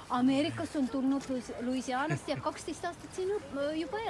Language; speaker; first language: Estonian; non-native, local second language; Russian